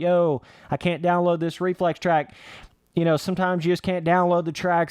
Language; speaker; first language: English; native; English